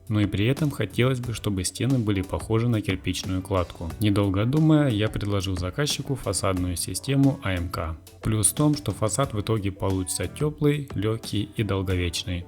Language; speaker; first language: Russian; native; Russian